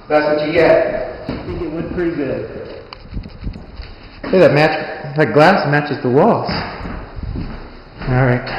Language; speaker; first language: English; native; English